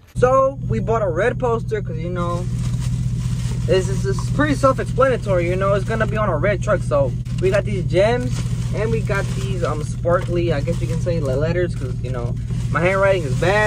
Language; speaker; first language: English; early bilingual, other home language; Spanish